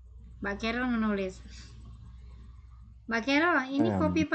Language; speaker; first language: Indonesian; native; Indonesian